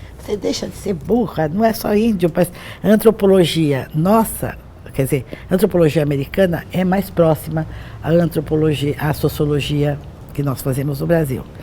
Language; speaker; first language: Portuguese; native; Portuguese